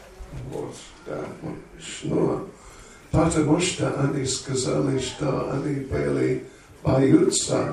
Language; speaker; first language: Russian; non-native, learner; English